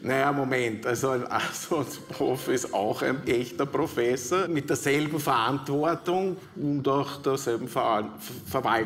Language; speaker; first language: German; native; German